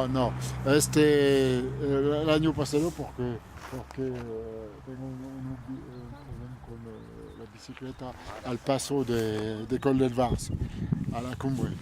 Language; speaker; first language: Spanish; non-native, learner; French